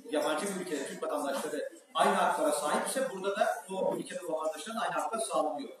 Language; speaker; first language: Turkish; native; Turkish